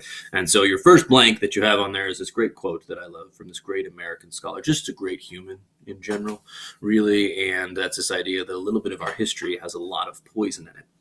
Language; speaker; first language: English; native; English